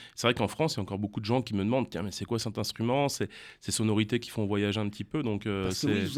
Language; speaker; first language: French; native; French